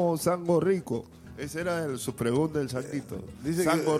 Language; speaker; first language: Spanish; native; Spanish